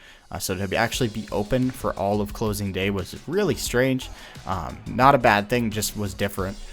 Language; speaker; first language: English; native; English